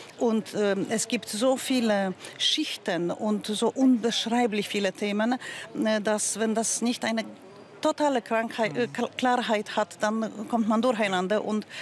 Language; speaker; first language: German; non-native, fluent; Polish